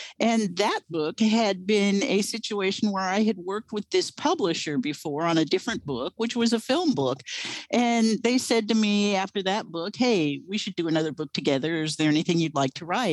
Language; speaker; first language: English; native; English